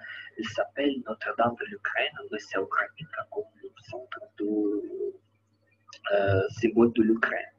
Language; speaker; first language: French; non-native, learner; Ukrainian